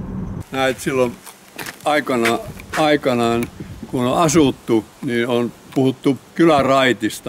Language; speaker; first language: Finnish; native; Finnish